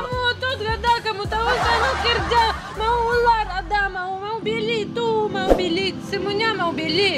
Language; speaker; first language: Indonesian; non-native, learner; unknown